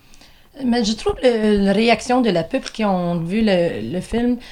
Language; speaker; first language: French; non-native, local second language; English